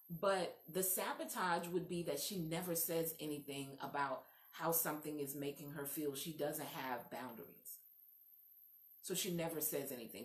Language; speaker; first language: English; native; English